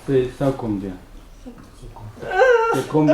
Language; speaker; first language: French; non-native, learner; Kurdish